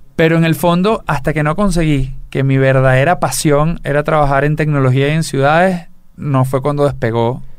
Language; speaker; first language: Spanish; native; Spanish